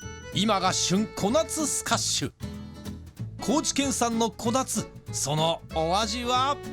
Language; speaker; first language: Japanese; native; Japanese